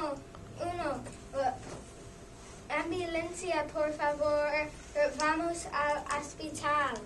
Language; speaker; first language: Spanish; non-native, learner; English